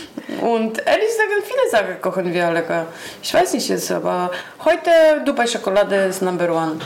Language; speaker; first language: German; non-native, learner; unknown